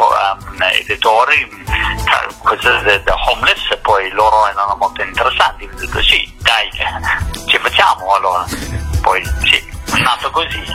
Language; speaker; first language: Italian; non-native, fluent; English